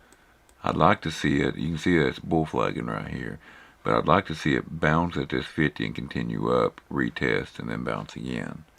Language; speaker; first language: English; native; English